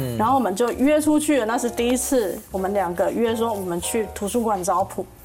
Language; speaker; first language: Chinese; native; Chinese